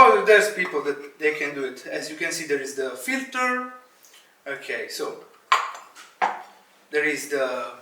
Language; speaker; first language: English; non-native, fluent; Italian